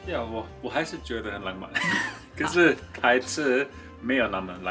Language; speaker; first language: Chinese; non-native, learner; German